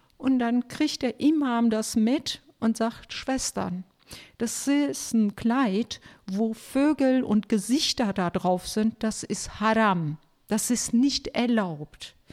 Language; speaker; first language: German; non-native, fluent; Turkish